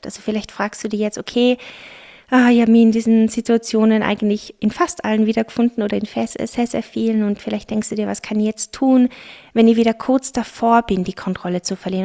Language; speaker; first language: German; native; German